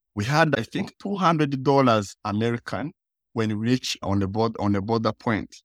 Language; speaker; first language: English; early bilingual, other home language; Kinyarwanda